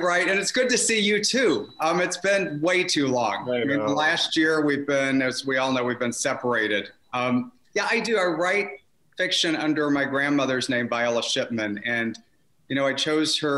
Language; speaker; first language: English; native; English